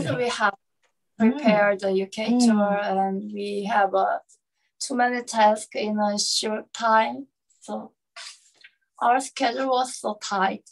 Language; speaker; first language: English; non-native, learner; Korean